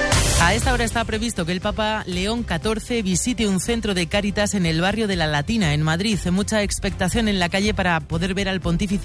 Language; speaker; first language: Spanish; native; Spanish